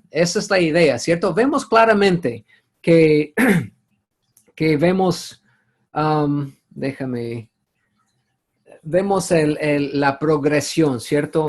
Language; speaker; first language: Spanish; non-native, fluent; English